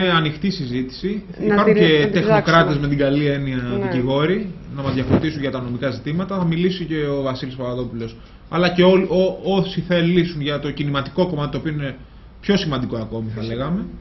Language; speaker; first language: Greek; native; Greek